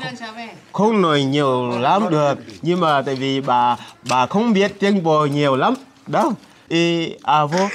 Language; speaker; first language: Vietnamese; non-native, learner; Portuguese